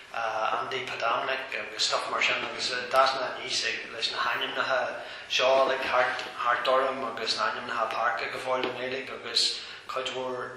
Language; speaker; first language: Irish; non-native, local second language; English